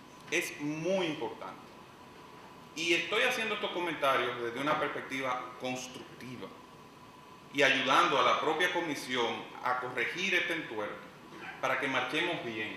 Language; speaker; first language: Spanish; native; Spanish